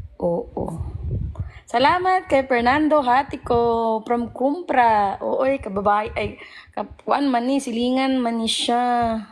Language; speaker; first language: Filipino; non-native, local second language; Cebuano